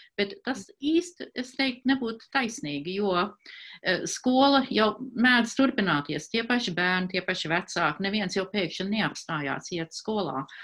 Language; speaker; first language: Latvian; early bilingual, heritage; Latvian